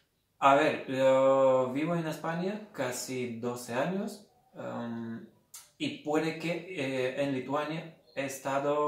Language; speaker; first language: Spanish; non-native, fluent; Lithuanian